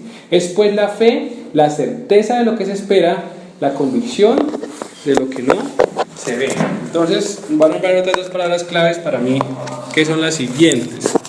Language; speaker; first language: Spanish; native; Spanish